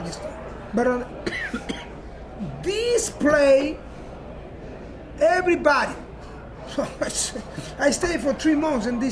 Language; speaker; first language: English; non-native, learner; Spanish